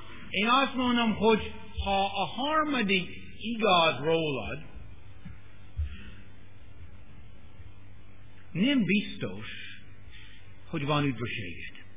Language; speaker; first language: Hungarian; non-native, fluent; English